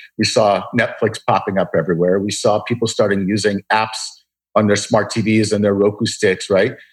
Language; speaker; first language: English; early bilingual, other home language; Russian